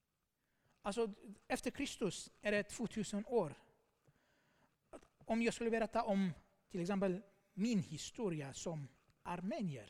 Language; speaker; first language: Swedish; non-native, fluent; Armenian